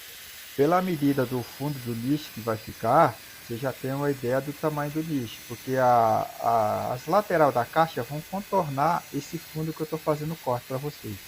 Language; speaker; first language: Portuguese; native; Portuguese